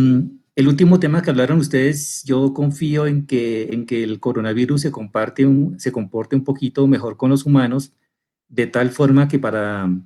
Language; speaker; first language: Spanish; native; Spanish